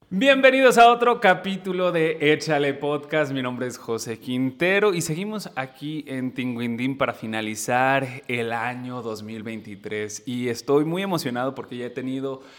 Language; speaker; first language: Spanish; early bilingual, heritage; Spanish